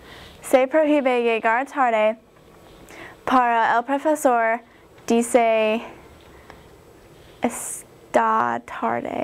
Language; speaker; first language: Spanish; non-native, learner; English